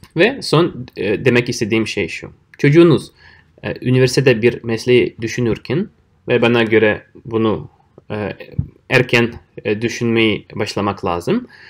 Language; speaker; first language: Turkish; non-native, fluent; Russian